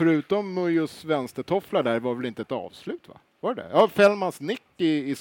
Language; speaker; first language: Swedish; native; Swedish